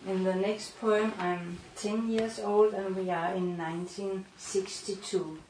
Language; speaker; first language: English; non-native, fluent; Danish